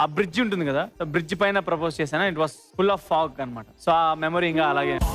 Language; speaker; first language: Telugu; native; Telugu